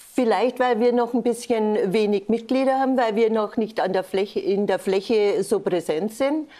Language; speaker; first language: German; native; German